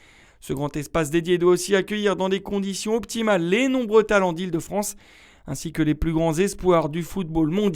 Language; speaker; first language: French; native; French